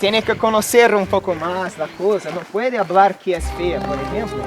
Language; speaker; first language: Spanish; non-native, learner; Portuguese